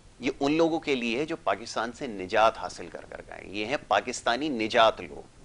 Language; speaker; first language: Urdu; native; Urdu